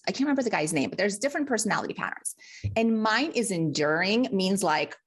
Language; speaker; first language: English; early bilingual, other home language; Russian